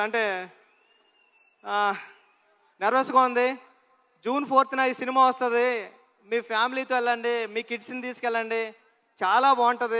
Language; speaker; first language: Telugu; native; Telugu